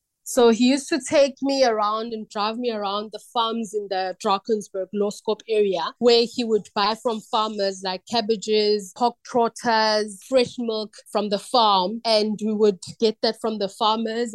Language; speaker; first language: English; non-native, local second language; Zulu